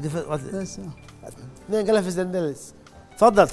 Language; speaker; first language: Arabic; native; Arabic